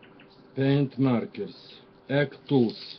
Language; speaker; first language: English; non-native, learner; Russian